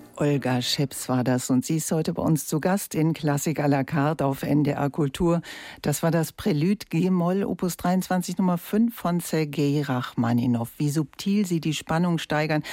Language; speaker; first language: German; native; German